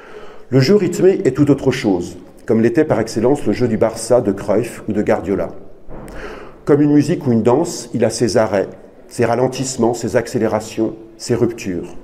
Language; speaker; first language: French; native; French